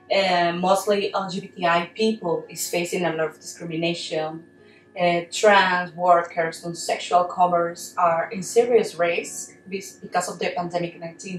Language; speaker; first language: English; non-native, fluent; Spanish